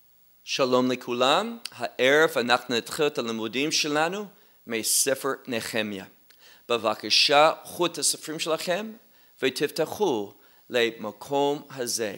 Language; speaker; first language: Hebrew; non-native, fluent; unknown